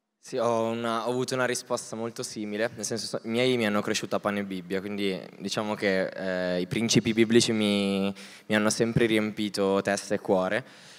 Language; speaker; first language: Italian; native; Italian